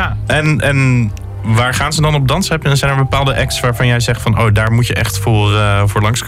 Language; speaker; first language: Dutch; native; Dutch